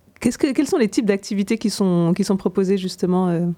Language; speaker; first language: French; native; French